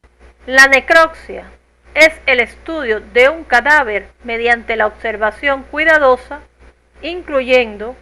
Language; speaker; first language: Spanish; native; Spanish